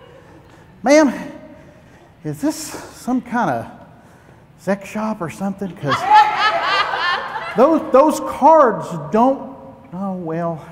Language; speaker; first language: English; native; English